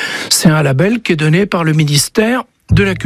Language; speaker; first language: French; native; French